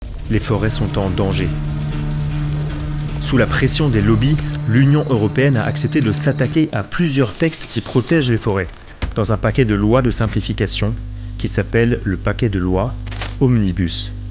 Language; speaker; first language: French; native; French